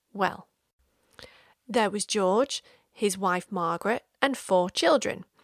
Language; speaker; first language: English; native; English